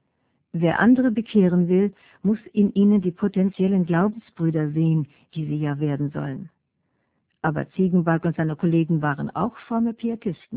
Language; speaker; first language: German; native; German